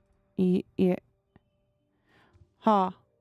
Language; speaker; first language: Japanese; non-native, learner; English